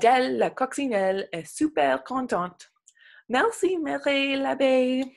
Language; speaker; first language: French; non-native, local second language; English